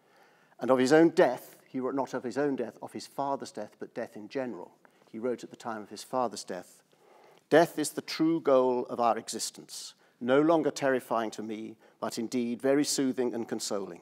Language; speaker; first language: English; native; English